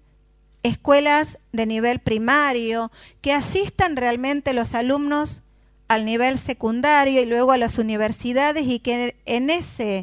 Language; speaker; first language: Spanish; native; Spanish